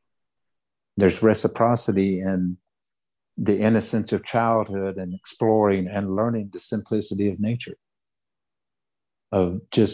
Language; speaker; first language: English; early bilingual, other home language; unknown